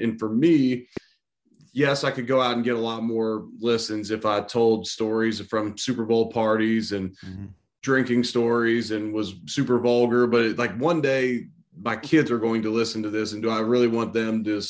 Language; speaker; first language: English; native; English